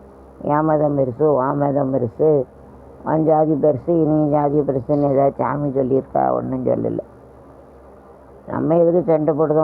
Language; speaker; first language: Tamil; native; Tamil